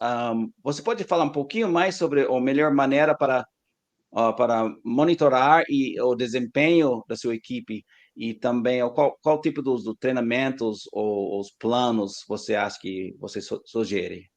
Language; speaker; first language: Portuguese; non-native, learner; English